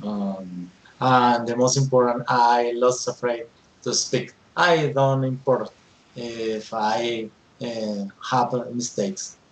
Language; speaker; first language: English; non-native, learner; Spanish